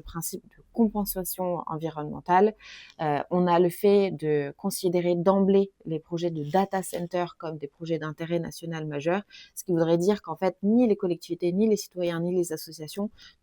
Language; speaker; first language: French; native; French